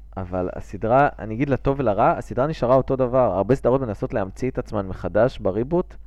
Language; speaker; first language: Hebrew; native; Hebrew